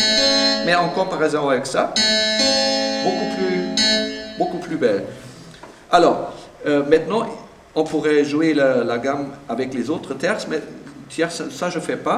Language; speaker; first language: French; non-native, fluent; German